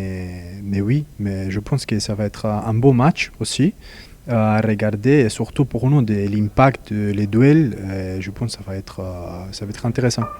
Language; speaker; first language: French; non-native, fluent; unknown